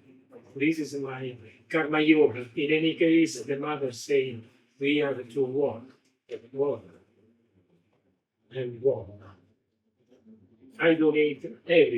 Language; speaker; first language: English; non-native, learner; Italian